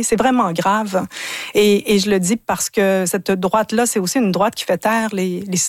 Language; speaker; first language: French; native; French